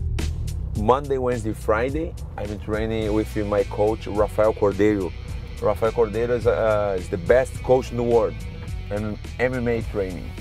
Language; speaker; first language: English; non-native, learner; Portuguese